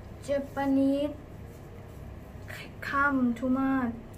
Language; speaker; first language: English; non-native, learner; Thai